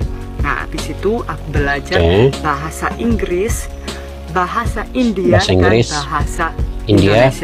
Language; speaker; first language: Indonesian; non-native, fluent; Spanish